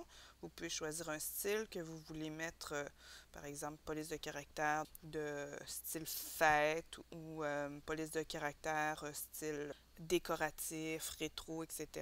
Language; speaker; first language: French; native; French